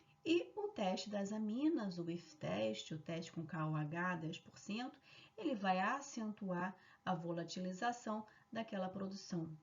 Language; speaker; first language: Portuguese; native; Portuguese